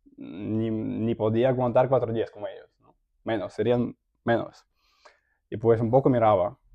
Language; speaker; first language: Spanish; non-native, fluent; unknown